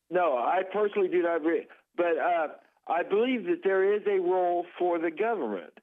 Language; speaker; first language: English; native; English